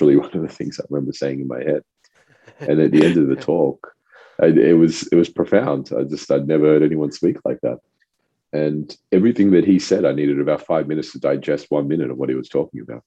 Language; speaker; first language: English; non-native, local second language; French